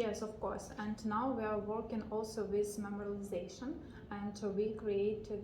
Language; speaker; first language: English; non-native, learner; Ukrainian